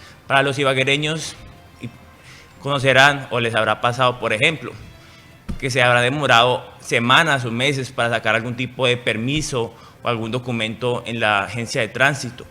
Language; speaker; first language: Spanish; native; Spanish